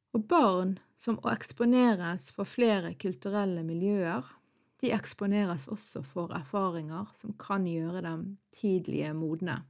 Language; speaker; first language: Norwegian; early bilingual, other home language; Arabic